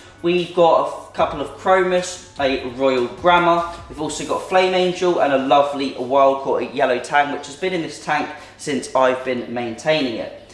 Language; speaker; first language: English; native; English